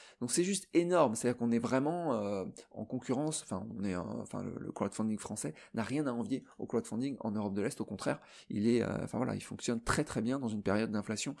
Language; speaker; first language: French; native; French